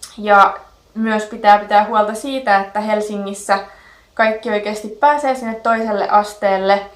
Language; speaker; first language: Finnish; native; Finnish